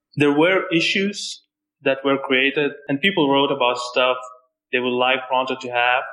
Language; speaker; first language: English; non-native, fluent; Lithuanian